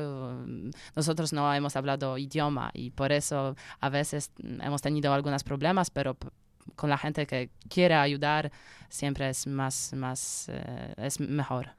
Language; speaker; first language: Spanish; non-native, learner; Polish